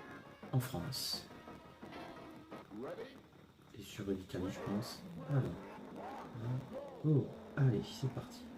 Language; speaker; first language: French; native; French